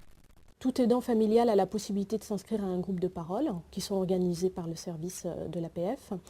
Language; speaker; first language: French; native; French